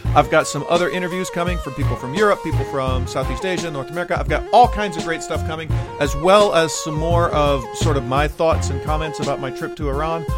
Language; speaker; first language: English; non-native, fluent; Persian